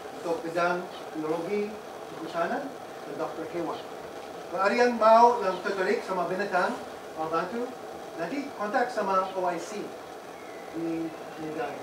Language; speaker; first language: Indonesian; non-native, fluent; English